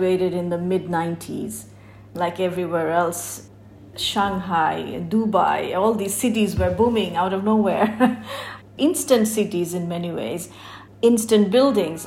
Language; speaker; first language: English; non-native, local second language; Bangla